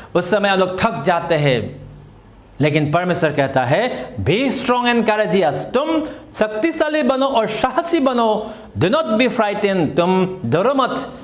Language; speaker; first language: Hindi; non-native, local second language; Assamese